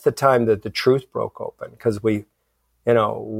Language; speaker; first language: English; native; English